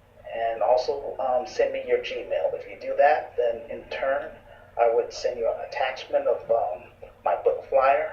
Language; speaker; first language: English; native; English